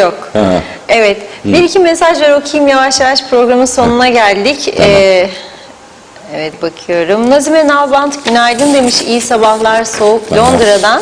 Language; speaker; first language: Turkish; native; Turkish